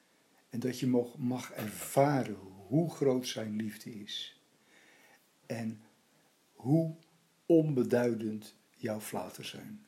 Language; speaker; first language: Dutch; native; Dutch